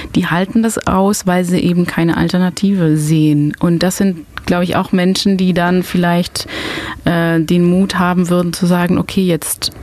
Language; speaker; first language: German; non-native, fluent; Dutch